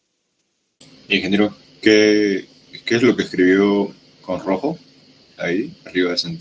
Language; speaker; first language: Spanish; native; Spanish